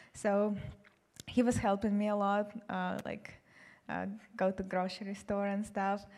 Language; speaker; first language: English; non-native, fluent; Russian